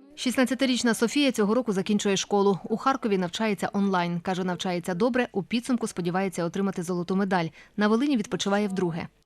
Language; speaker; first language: Ukrainian; native; Ukrainian